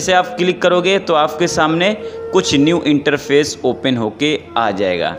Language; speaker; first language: Hindi; native; Hindi